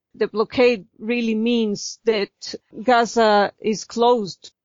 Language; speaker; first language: English; non-native, fluent; Hebrew